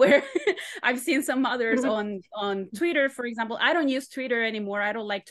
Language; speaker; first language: English; non-native, fluent; Spanish